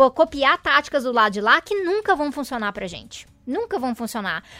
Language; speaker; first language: Portuguese; native; Portuguese